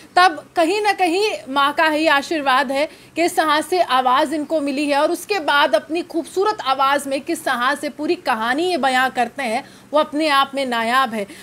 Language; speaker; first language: Hindi; non-native, local second language; Dogri